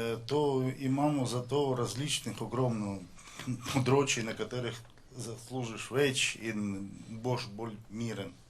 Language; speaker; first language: Slovenian; non-native, learner; Russian